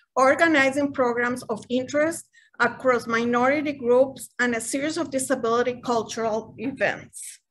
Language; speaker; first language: English; non-native, fluent; Spanish